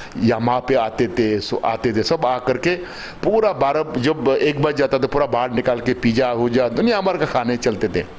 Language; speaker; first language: Hindi; non-native, local second language; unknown